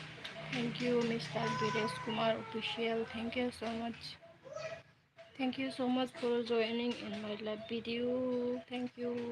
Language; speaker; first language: Hindi; non-native, local second language; Kok Borok